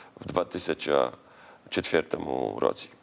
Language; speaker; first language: Ukrainian; non-native, learner; Polish